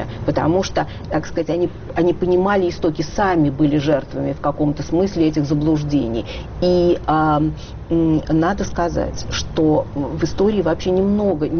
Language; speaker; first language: Russian; native; Russian